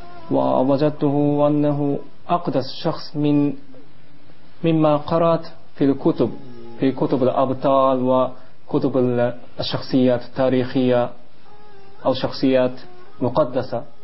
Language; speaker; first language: Arabic; non-native, fluent; Japanese